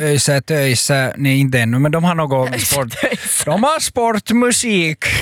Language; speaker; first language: Swedish; native; Swedish